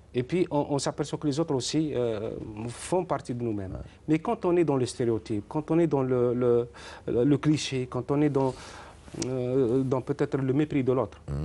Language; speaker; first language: French; non-native, local second language; Arabic